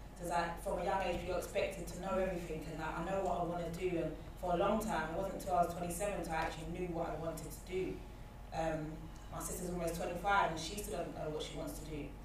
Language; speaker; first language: English; native; English